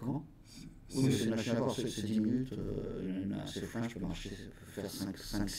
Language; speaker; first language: French; native; French